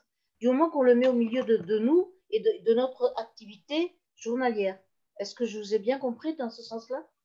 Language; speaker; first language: French; native; French